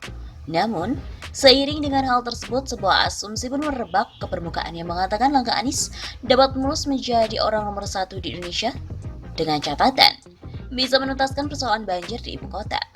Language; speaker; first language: Indonesian; native; Indonesian